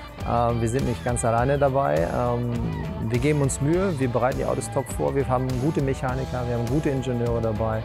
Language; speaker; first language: German; native; German